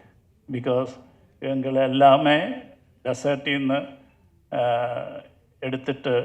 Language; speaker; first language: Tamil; non-native, learner; Malayalam